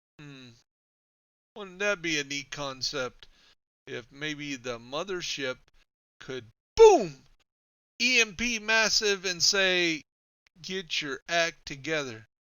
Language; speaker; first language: English; native; English